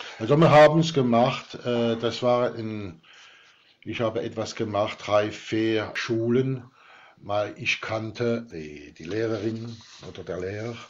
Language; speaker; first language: German; non-native, local second language; Swiss German